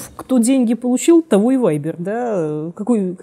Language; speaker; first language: Russian; native; Russian